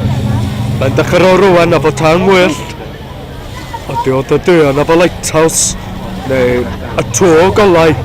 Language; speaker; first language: Welsh; non-native, learner; English